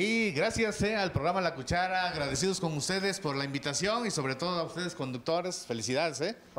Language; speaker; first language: Spanish; native; Spanish